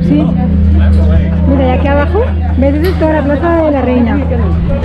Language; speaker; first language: Spanish; native; Spanish